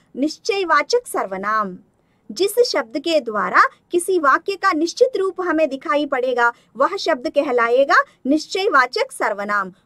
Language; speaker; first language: Hindi; non-native, local second language; Telugu